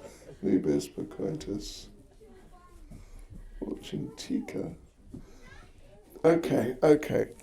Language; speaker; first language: Russian; non-native, learner; English